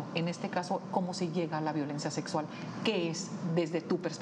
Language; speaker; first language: Spanish; native; Spanish